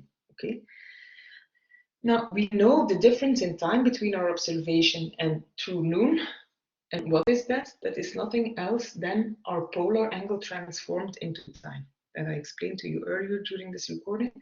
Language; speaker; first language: English; non-native, fluent; Dutch